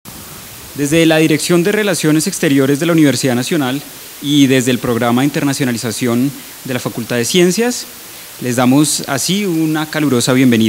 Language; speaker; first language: Spanish; native; Spanish